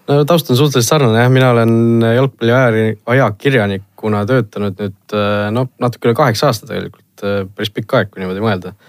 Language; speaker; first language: Estonian; native; Estonian